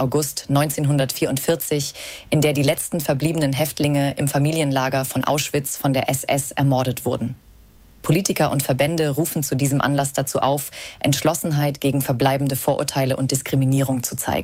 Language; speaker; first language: German; native; German